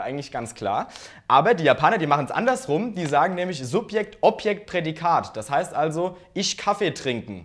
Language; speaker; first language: German; native; German